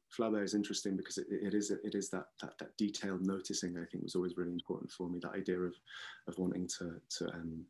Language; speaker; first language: English; native; English